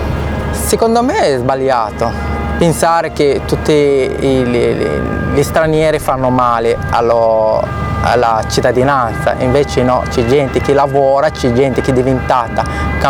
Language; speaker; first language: Italian; non-native, fluent; Arabic